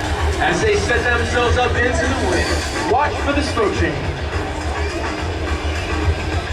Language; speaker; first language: English; native; English